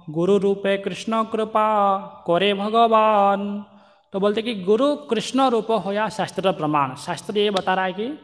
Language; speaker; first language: Hindi; non-native, local second language; Marathi